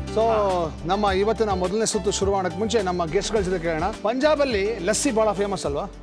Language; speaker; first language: Kannada; native; Kannada